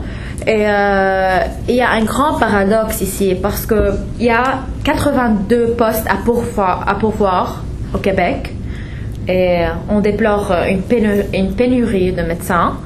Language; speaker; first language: French; non-native, fluent; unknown